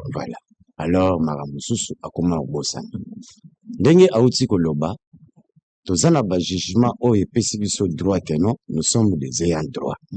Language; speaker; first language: Lingala; non-native, local second language; Kongo